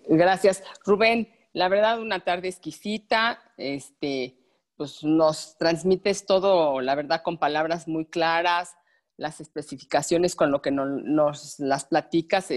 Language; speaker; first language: Spanish; native; Spanish